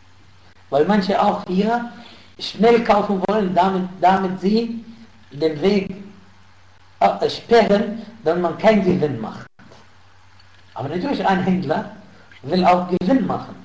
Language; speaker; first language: German; non-native, fluent; Arabic